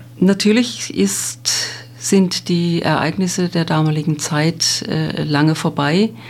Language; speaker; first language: German; native; German